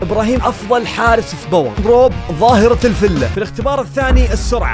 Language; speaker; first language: Arabic; native; Arabic